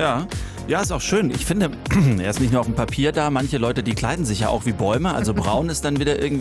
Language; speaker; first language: German; native; German